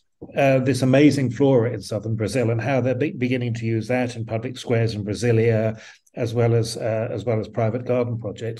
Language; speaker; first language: English; native; English